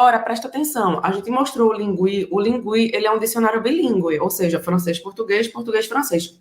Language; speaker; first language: Portuguese; native; Portuguese